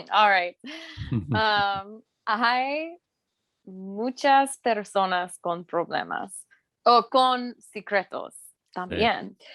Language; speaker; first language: Spanish; non-native, learner; English